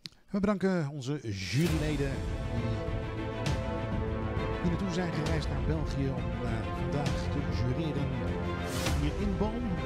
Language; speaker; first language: Dutch; native; Dutch